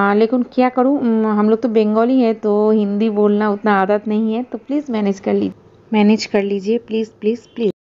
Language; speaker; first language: Hindi; non-native, local second language; Bangla